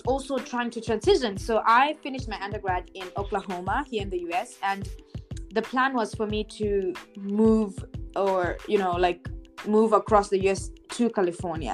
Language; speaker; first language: English; non-native, local second language; Shona